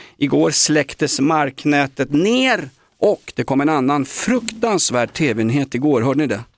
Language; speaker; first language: Swedish; native; Swedish